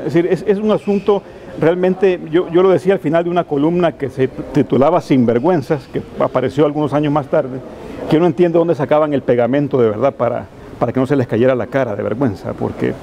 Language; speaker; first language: Spanish; native; Spanish